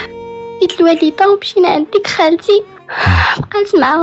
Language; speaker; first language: Arabic; native; Arabic